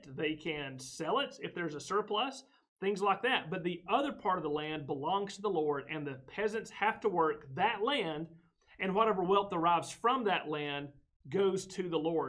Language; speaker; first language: English; native; English